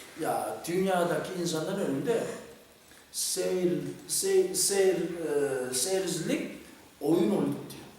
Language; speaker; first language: Turkish; non-native, fluent; Korean